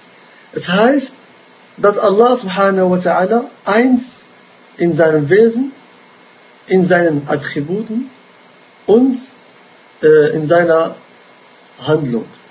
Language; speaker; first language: German; non-native, fluent; Arabic